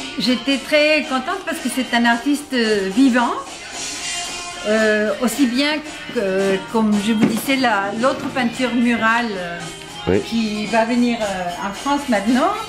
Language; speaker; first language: French; non-native, fluent; Spanish